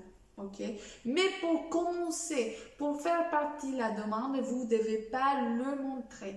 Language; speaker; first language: French; non-native, fluent; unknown